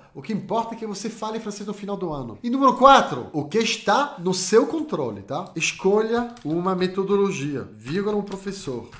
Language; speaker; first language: Portuguese; non-native, fluent; French